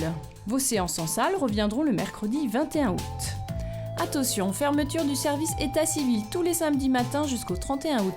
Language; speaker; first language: French; native; French